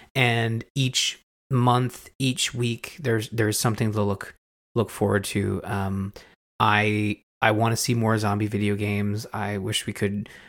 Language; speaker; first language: English; native; English